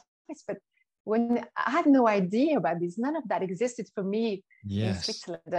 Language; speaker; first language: English; non-native, fluent; French